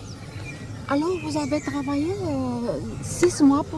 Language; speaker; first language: French; non-native, learner; English